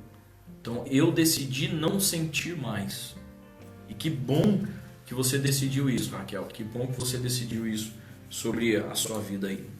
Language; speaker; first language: Portuguese; native; Portuguese